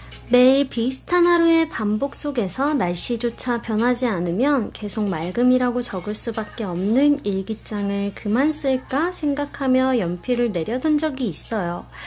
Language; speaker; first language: Korean; native; Korean